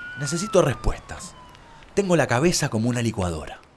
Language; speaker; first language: Spanish; native; Spanish